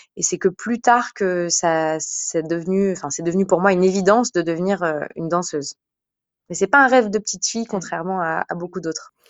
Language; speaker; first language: French; native; French